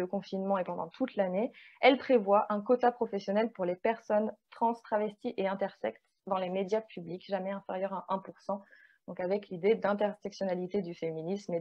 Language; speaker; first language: French; native; French